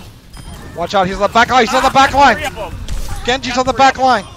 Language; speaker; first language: English; native; English